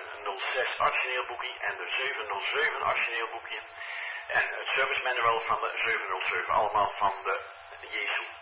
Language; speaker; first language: Dutch; native; Dutch